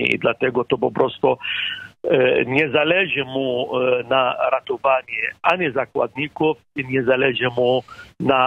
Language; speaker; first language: Polish; non-native, fluent; Arabic